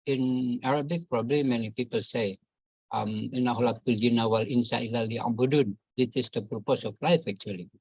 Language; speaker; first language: English; non-native, learner; Indonesian